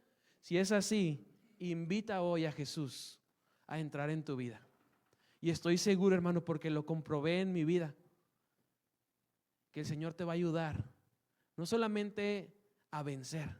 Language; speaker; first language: Spanish; native; Spanish